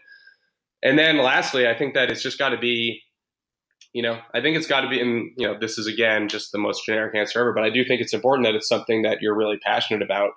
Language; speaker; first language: English; native; English